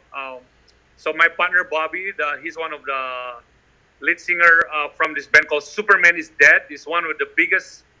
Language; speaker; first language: English; non-native, fluent; Indonesian